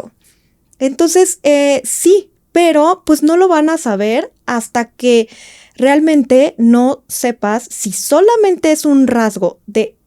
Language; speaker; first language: Spanish; native; Spanish